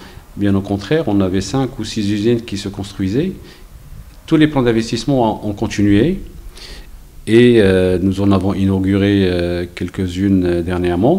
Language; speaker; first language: French; non-native, local second language; Arabic